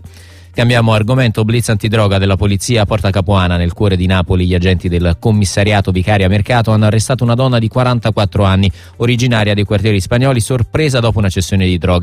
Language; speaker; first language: Italian; native; Italian